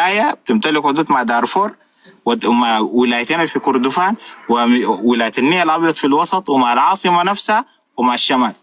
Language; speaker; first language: Arabic; native; Arabic